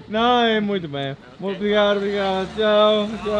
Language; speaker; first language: Portuguese; non-native, learner; Danish